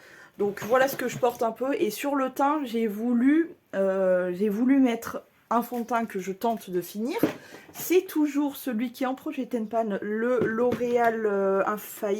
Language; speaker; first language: French; native; French